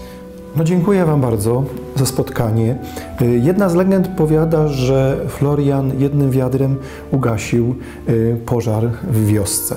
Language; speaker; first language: Polish; native; Polish